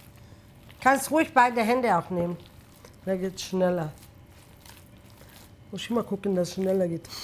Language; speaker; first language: German; non-native, fluent; Italian